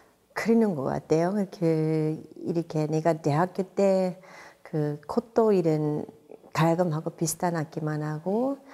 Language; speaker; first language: Korean; non-native, fluent; English